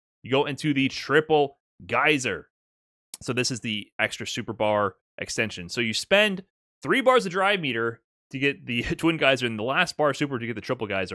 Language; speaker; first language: English; native; English